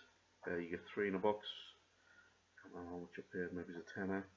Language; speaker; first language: English; native; English